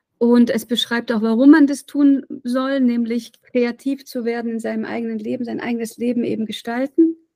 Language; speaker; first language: German; native; German